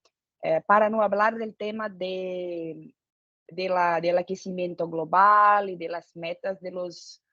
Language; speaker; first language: Spanish; non-native, fluent; Portuguese